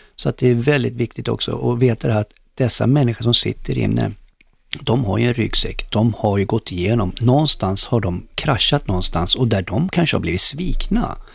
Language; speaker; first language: Swedish; early bilingual, other home language; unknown